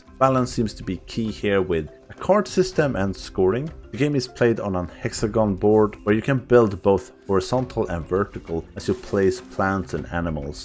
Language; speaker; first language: English; non-native, fluent; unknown